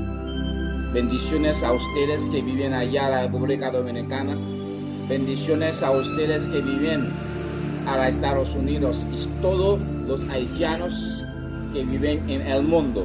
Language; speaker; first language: Spanish; non-native, local second language; Haitian Creole